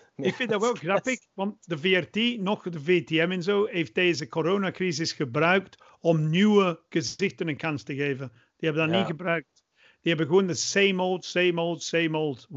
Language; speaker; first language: Dutch; non-native, fluent; English